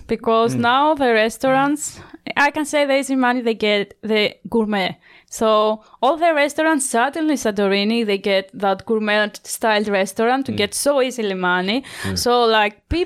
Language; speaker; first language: English; non-native, learner; Greek